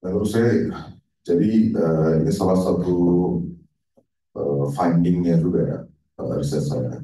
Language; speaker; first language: Indonesian; non-native, fluent; Turkish